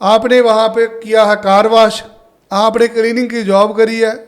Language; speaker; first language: Hindi; non-native, local second language; Punjabi